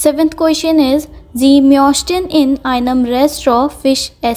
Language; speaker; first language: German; non-native, fluent; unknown